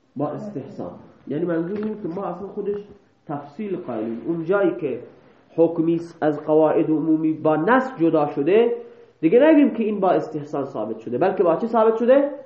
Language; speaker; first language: Persian; non-native, local second language; Baluchi